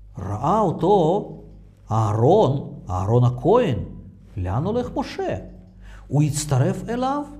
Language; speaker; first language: Hebrew; non-native, fluent; Russian